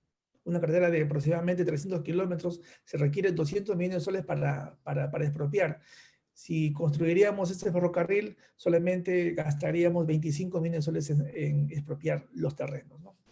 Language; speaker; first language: Spanish; native; Spanish